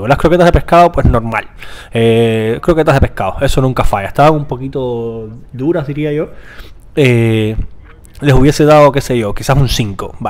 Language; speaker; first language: Spanish; native; Spanish